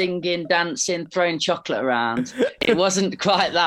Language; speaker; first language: English; native; English